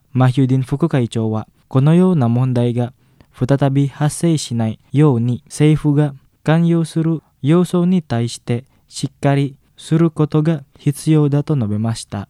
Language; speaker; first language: Japanese; non-native, fluent; Indonesian